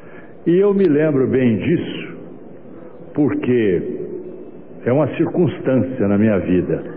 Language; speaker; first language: Portuguese; native; Portuguese